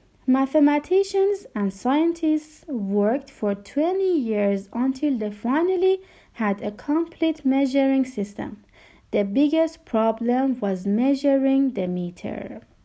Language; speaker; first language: English; non-native, fluent; Persian